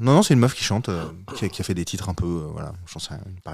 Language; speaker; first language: French; native; French